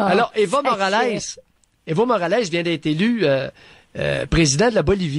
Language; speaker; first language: French; native; French